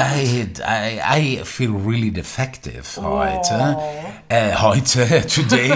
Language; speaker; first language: English; non-native, learner; German